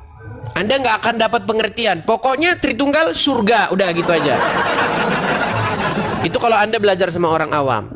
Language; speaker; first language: Indonesian; native; Indonesian